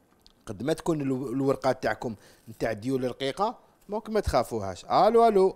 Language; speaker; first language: Arabic; native; Arabic